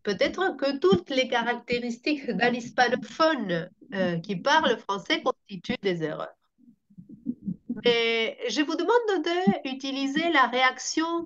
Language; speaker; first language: French; non-native, fluent; Spanish